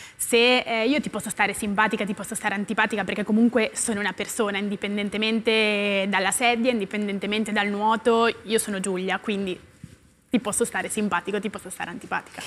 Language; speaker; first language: Italian; native; Italian